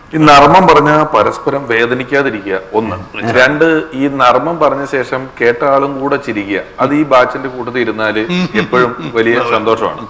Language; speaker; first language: Malayalam; native; Malayalam